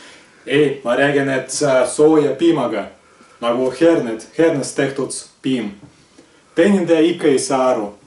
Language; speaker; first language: Estonian; non-native, local second language; Russian